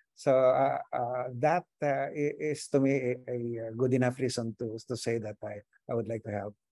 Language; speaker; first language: English; non-native, local second language; Iloko